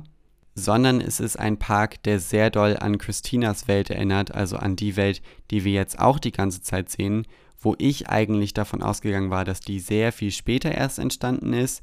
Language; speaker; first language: German; native; German